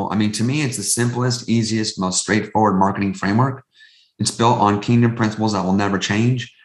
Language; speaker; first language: English; native; English